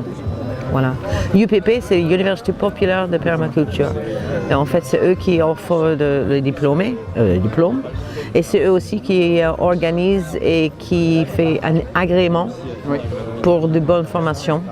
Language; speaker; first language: French; non-native, fluent; English